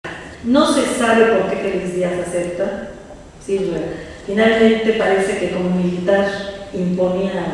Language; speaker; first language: Spanish; native; Spanish